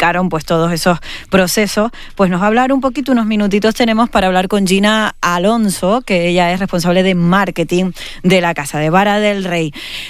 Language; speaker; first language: Spanish; native; Spanish